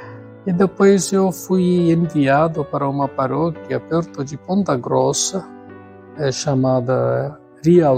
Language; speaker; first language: Portuguese; non-native, fluent; Tamil